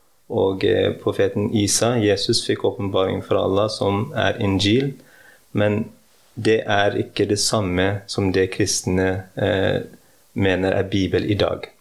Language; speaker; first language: Norwegian; early bilingual, heritage; Norwegian